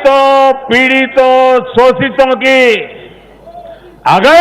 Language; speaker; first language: Hindi; non-native, local second language; Gujarati